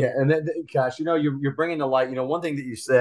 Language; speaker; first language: English; native; English